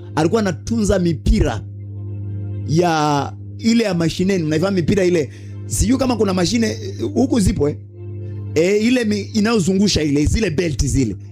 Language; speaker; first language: Swahili; native; Swahili